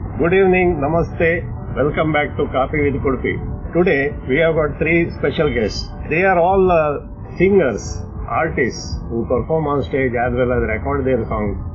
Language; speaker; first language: English; non-native, local second language; Konkani